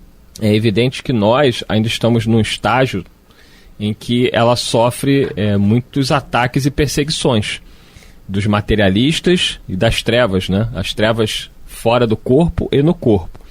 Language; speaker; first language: Portuguese; native; Portuguese